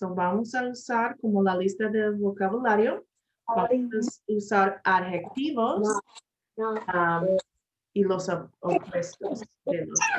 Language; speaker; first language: Spanish; non-native, learner; English